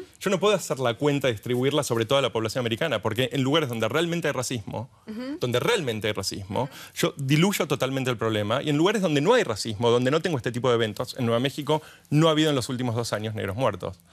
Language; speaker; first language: Spanish; native; Spanish